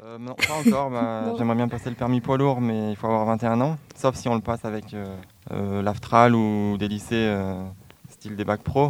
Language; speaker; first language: French; native; French